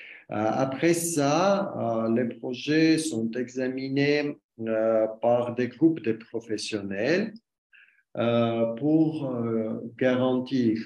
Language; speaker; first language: French; non-native, learner; Armenian